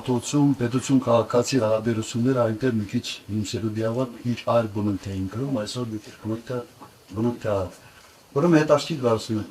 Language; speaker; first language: Armenian; native; Armenian